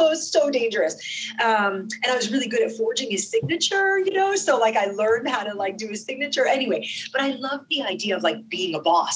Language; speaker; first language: English; non-native, fluent; Arabic